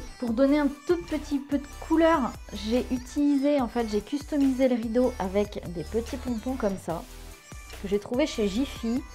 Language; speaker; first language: French; native; French